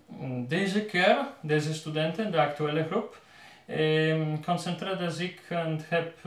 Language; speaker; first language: Dutch; non-native, learner; Polish